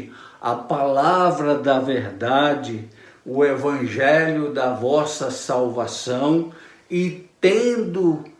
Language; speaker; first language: Portuguese; native; Portuguese